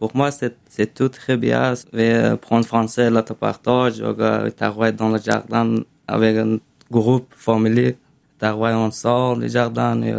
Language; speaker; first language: French; non-native, learner; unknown